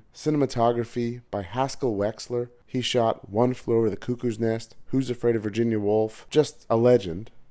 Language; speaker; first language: English; native; English